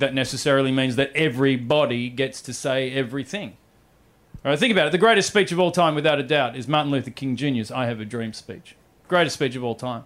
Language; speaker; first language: English; native; English